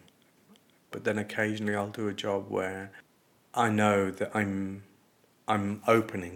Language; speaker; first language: English; native; English